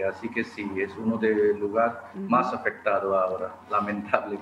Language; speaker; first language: Spanish; non-native, fluent; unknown